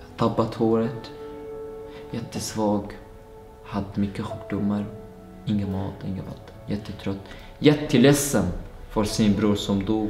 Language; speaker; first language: Swedish; non-native, fluent; Arabic